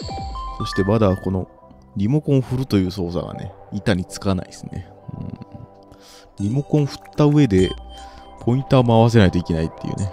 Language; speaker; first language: Japanese; native; Japanese